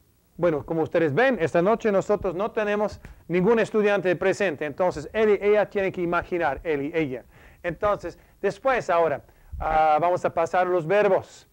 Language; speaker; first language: Spanish; non-native, fluent; English